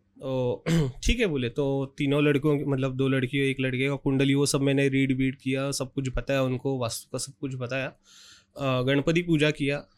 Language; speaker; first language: Hindi; non-native, local second language; Marathi